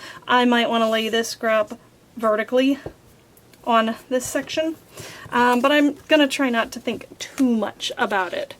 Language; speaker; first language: English; native; English